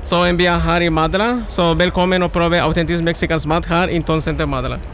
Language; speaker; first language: Norwegian; non-native, learner; Spanish